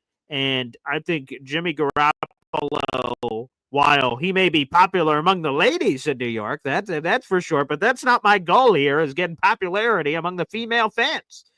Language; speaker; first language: English; native; English